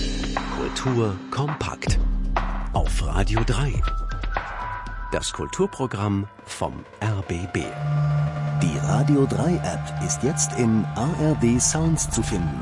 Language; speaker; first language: German; native; German